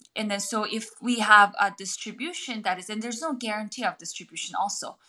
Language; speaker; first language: English; non-native, fluent; Mongolian